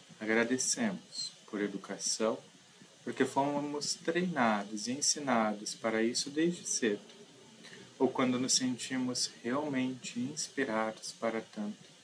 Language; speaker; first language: Portuguese; native; Portuguese